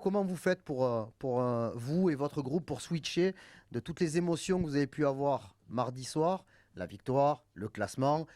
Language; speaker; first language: French; native; French